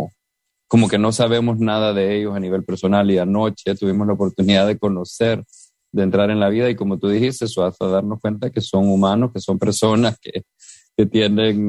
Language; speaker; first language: Spanish; native; Spanish